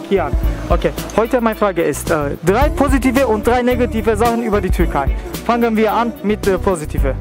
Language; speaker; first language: German; non-native, fluent; Turkish